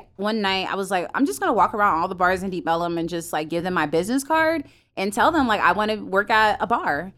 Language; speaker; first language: English; native; English